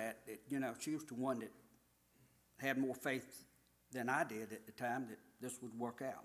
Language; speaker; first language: English; native; English